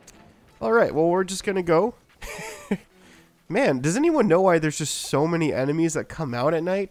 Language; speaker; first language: English; native; English